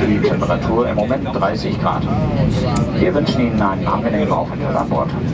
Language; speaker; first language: German; native; German